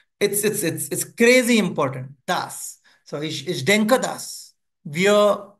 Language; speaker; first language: English; non-native, local second language; Hindi